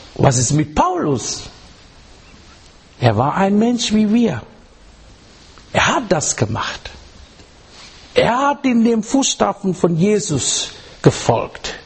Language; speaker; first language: German; non-native, learner; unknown